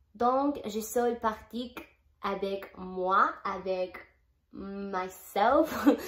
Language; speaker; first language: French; non-native, learner; Spanish